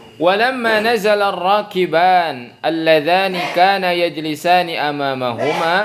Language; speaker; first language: Arabic; non-native, fluent; Indonesian